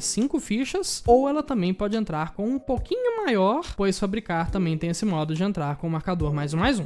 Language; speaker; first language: Portuguese; native; Portuguese